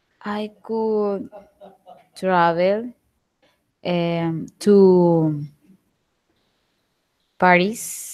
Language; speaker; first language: English; non-native, learner; Spanish